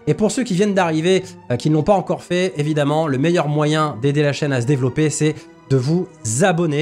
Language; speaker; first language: French; native; French